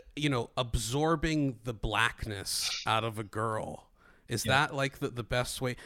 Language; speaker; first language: English; non-native, fluent; Greek